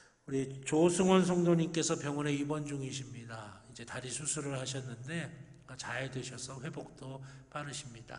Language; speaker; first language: Korean; native; Korean